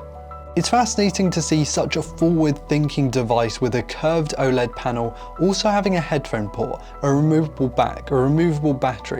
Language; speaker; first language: English; native; English